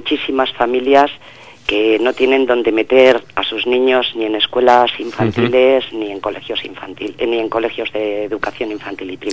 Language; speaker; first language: Spanish; native; Spanish